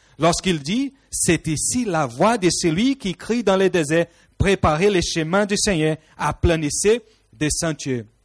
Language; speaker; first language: French; non-native, fluent; Portuguese